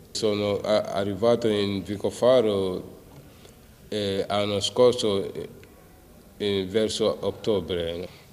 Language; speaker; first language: Italian; non-native, learner; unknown